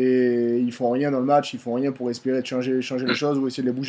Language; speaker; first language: French; native; French